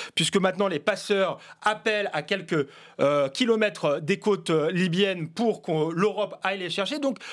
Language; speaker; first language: French; native; French